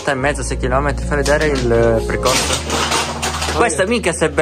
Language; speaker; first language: Italian; early bilingual, other home language; Chinese